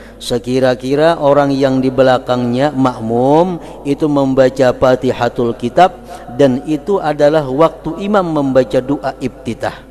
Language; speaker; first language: Indonesian; non-native, local second language; Banjar